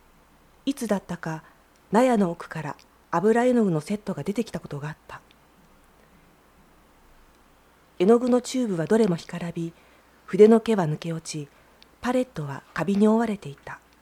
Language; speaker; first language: Japanese; native; Japanese